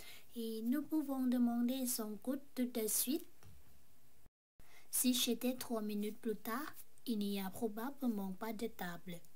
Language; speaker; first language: French; non-native, learner; Thai